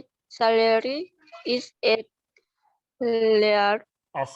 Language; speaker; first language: English; non-native, learner; Indonesian